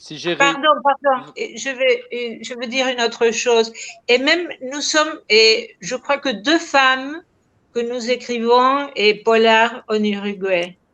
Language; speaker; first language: French; non-native, fluent; Spanish